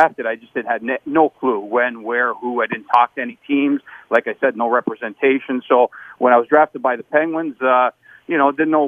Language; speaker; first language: English; native; English